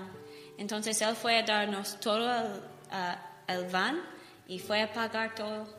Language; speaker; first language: Spanish; non-native, learner; English